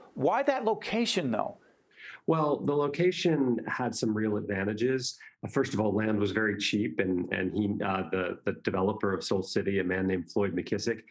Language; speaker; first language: English; native; English